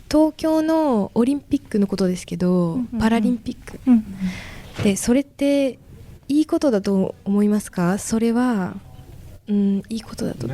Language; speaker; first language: Japanese; non-native, fluent; French